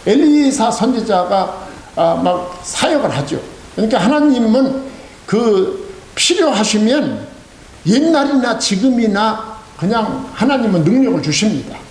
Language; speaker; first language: Korean; native; Korean